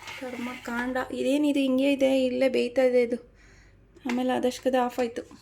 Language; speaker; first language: Kannada; native; Kannada